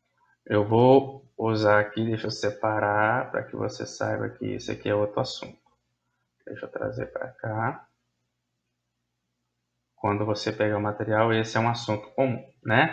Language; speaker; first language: Portuguese; native; Portuguese